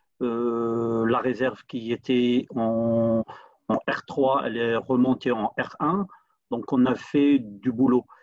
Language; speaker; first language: French; non-native, local second language; Arabic